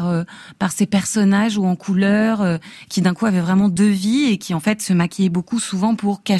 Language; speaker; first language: French; native; French